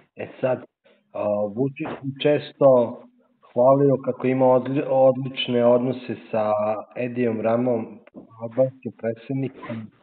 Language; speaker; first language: Serbian; native; Serbian